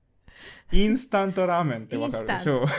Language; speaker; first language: Japanese; non-native, fluent; English